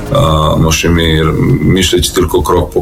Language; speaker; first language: Polish; non-native, learner; Serbian